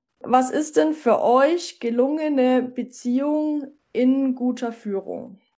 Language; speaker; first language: German; native; German